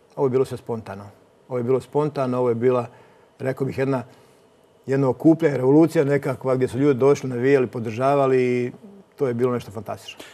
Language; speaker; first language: Croatian; native; Croatian